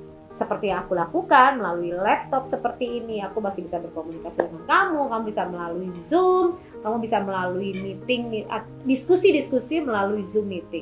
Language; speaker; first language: Indonesian; native; Indonesian